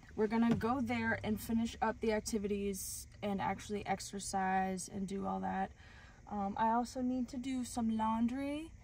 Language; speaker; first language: English; native; English